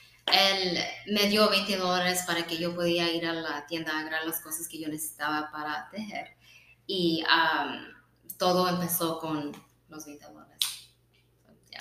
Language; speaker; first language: Spanish; non-native, fluent; English